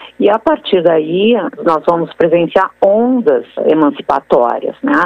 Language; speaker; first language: Portuguese; native; Portuguese